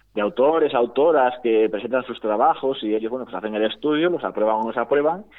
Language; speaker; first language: Spanish; native; Spanish